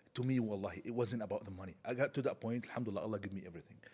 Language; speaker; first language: English; non-native, fluent; Arabic